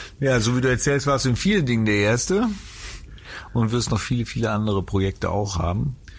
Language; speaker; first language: German; native; German